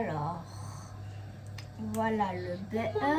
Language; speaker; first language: French; native; French